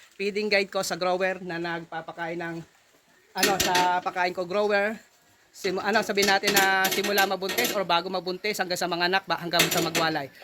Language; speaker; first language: Filipino; non-native, local second language; Iloko